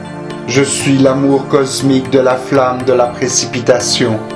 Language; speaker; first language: French; native; French